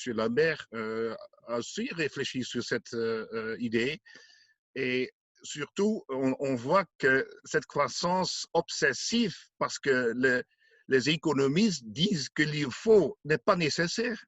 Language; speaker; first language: French; non-native, learner; Dutch